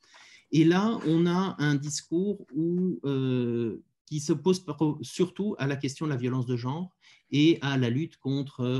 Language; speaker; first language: French; native; French